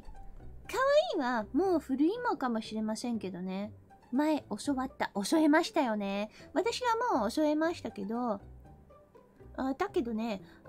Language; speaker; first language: Japanese; non-native, fluent; English